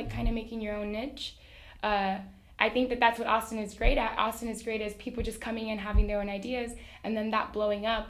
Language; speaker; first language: English; early bilingual, other home language; Spanish